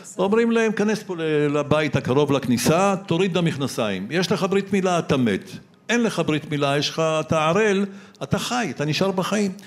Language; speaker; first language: Hebrew; early bilingual, other home language; Polish